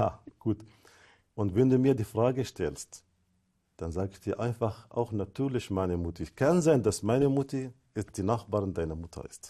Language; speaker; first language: German; non-native, fluent; Arabic